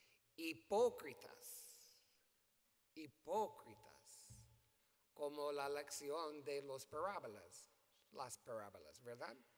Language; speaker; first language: Spanish; non-native, learner; English